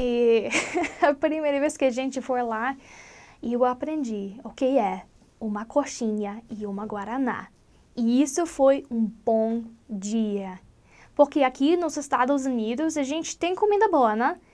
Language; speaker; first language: Portuguese; non-native, learner; English